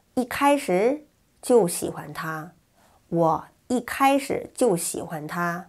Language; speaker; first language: Chinese; non-native, fluent; Korean